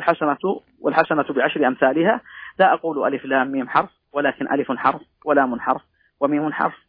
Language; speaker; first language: Arabic; native; Arabic